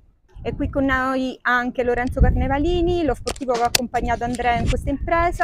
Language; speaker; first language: Italian; native; Italian